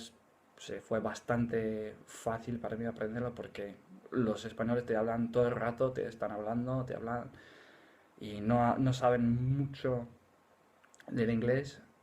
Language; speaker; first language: Spanish; non-native, fluent; English